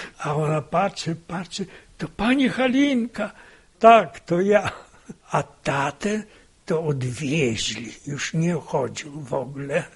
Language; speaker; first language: Polish; native; Polish